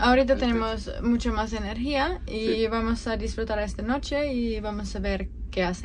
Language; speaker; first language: Spanish; non-native, learner; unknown